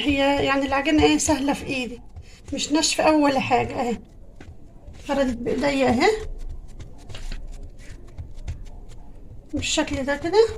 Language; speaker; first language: Arabic; native; Arabic